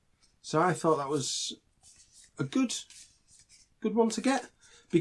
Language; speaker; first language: English; native; English